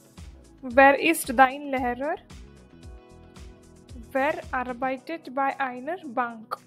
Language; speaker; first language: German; non-native, learner; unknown